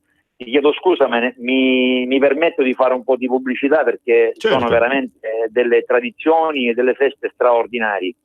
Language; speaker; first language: Italian; native; Italian